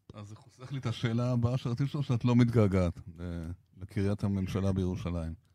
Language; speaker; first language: Hebrew; native; Hebrew